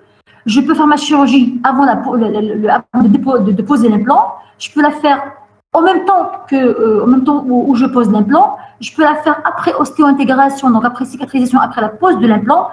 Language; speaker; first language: French; non-native, local second language; Arabic